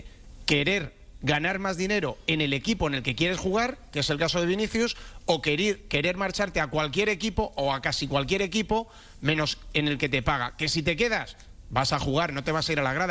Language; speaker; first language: Spanish; native; Spanish